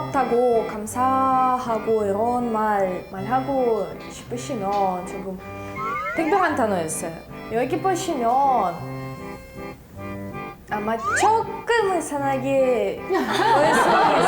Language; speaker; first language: Korean; non-native, fluent; Russian